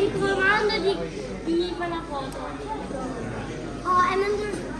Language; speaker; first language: Italian; non-native, local second language; Filipino